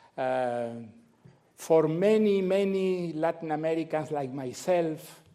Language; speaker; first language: English; non-native, fluent; Spanish